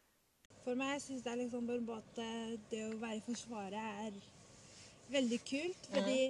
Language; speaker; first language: Norwegian; early bilingual, other home language; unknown